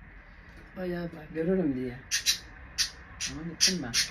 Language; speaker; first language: Turkish; native; Turkish